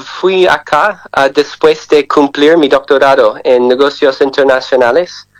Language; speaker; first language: Spanish; non-native, learner; English